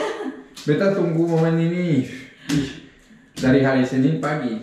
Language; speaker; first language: Indonesian; non-native, learner; French